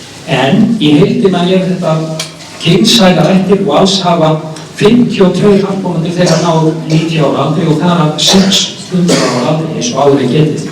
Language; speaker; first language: Icelandic; native; Icelandic